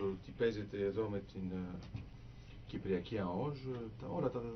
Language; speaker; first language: Greek; native; Greek